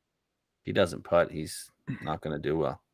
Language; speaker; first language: English; native; English